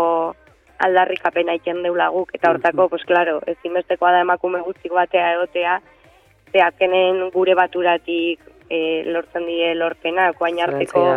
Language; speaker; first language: Basque; native; Basque